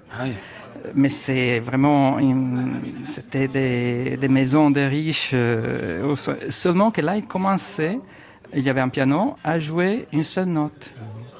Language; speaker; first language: French; non-native, fluent; Italian